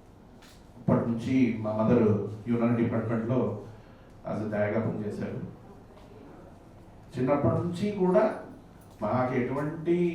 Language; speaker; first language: Telugu; native; Telugu